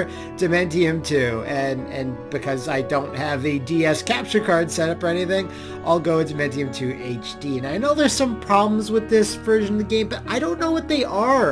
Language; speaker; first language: English; native; English